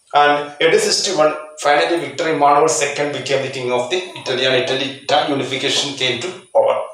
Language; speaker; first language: English; non-native, local second language; Malayalam